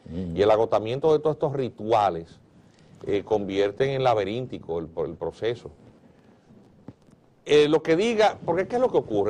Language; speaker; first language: Spanish; native; Spanish